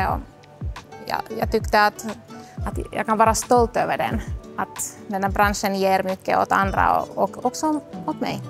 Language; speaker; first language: Swedish; non-native, local second language; Finnish